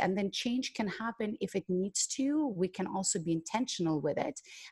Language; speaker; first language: English; non-native, fluent; Ukrainian